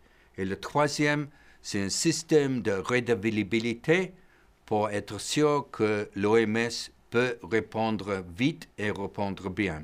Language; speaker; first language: French; non-native, fluent; English